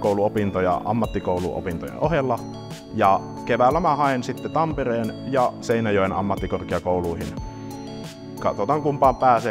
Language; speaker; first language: Finnish; native; Finnish